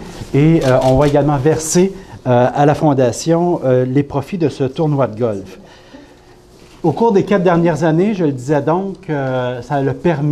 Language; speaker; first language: French; native; French